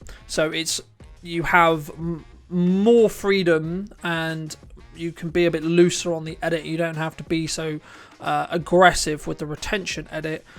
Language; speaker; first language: English; native; English